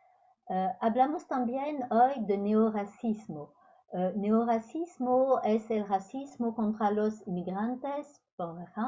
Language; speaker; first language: Spanish; non-native, fluent; French